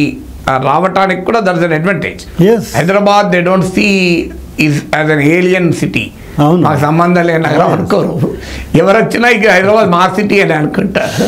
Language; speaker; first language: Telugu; native; Telugu